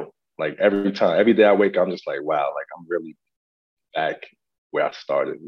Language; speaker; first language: English; native; English